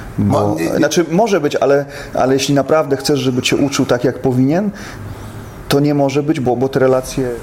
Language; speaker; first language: Polish; native; Polish